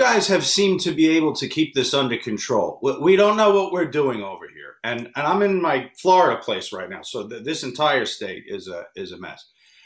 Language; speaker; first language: English; native; English